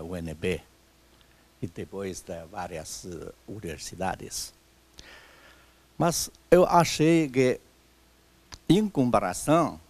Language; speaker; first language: Portuguese; non-native, fluent; Chinese